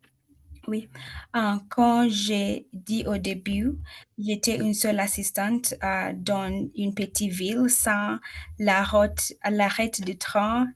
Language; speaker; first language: French; non-native, learner; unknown